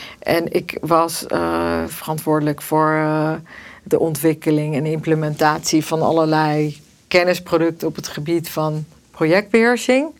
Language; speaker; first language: Dutch; early bilingual, other home language; Persian